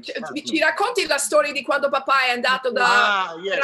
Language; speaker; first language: Italian; non-native, fluent; English